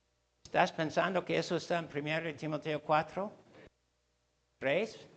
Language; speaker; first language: Spanish; non-native, fluent; English